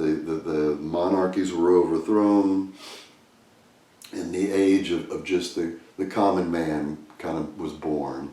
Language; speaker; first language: English; native; English